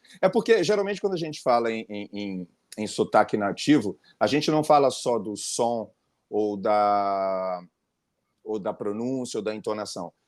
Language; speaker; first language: Portuguese; native; Portuguese